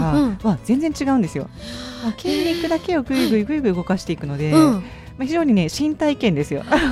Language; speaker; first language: Japanese; native; Japanese